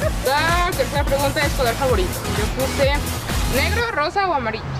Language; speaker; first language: Spanish; native; Spanish